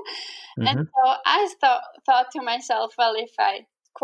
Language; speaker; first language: English; non-native, fluent; Swiss German